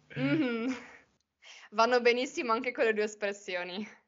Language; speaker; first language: Italian; native; Italian